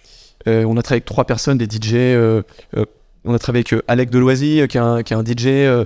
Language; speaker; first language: French; native; French